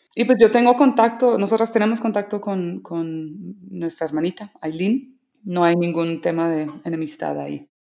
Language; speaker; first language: Spanish; early bilingual, other home language; English